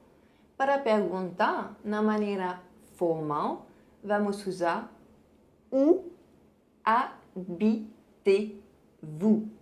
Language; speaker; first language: Portuguese; non-native, fluent; French